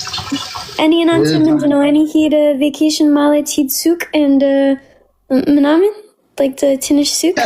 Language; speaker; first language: Amharic; non-native, learner; English